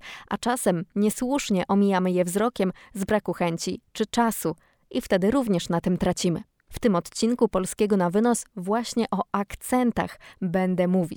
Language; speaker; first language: Polish; native; Polish